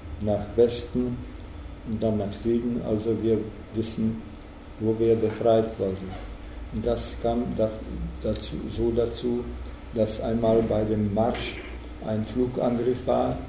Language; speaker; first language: German; non-native, fluent; Czech